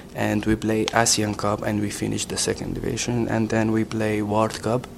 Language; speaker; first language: English; non-native, learner; Arabic